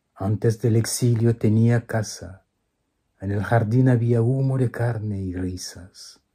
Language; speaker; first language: Spanish; non-native, fluent; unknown